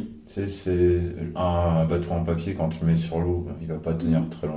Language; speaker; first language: French; native; French